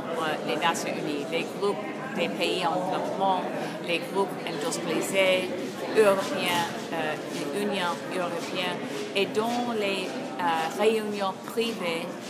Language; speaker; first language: French; non-native, learner; English